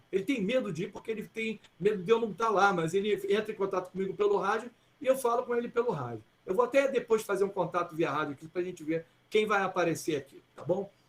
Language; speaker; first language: Portuguese; early bilingual, other home language; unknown